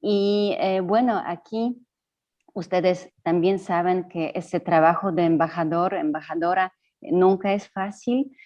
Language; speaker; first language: Spanish; non-native, fluent; Polish